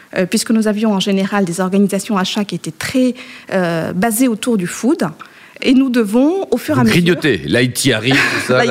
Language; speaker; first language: French; non-native, local second language; Arabic